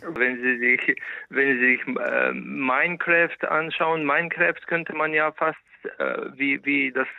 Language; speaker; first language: German; non-native, fluent; Slovenian